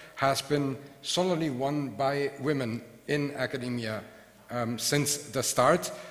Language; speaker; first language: English; non-native, fluent; German